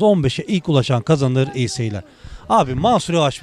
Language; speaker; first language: Turkish; native; Turkish